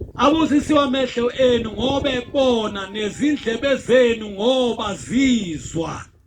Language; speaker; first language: Zulu; native; Zulu